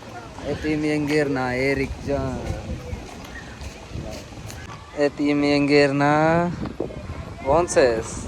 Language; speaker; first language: Armenian; non-native, learner; Hindi